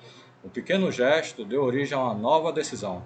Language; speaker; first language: Portuguese; native; Portuguese